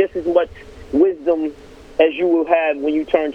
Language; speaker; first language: English; native; English